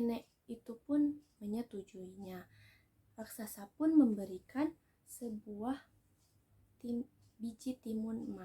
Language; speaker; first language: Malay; non-native, local second language; Sundanese